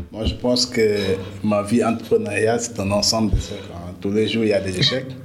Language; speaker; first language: French; non-native, local second language; Wolof